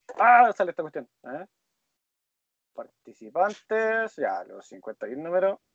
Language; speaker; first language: Spanish; native; Spanish